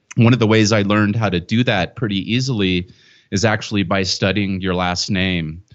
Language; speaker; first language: English; native; English